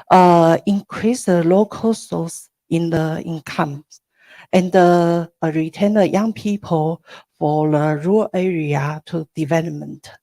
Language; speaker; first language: English; non-native, learner; Chinese